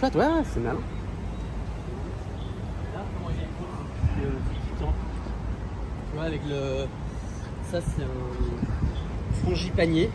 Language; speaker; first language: French; native; French